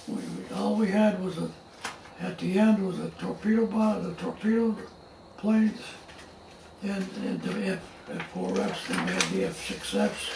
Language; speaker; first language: English; native; English